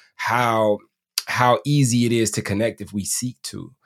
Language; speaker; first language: English; native; English